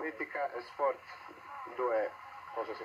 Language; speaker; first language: Italian; non-native, learner; Bosnian